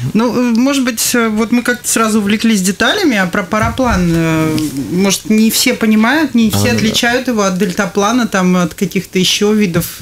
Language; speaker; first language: Russian; native; Russian